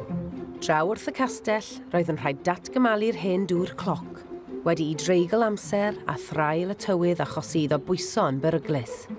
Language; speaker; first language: Welsh; native; Welsh